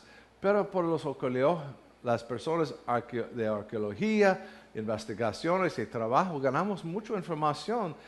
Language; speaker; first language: Spanish; non-native, learner; English